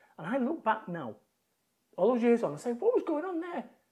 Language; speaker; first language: English; native; English